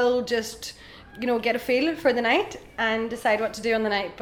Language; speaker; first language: English; native; English